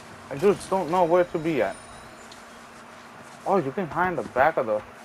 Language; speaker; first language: English; early bilingual, other home language; Spanish